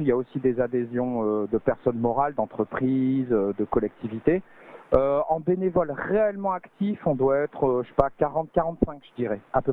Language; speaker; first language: French; native; French